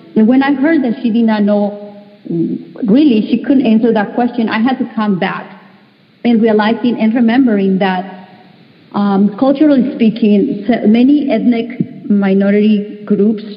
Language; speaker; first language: English; non-native, fluent; Spanish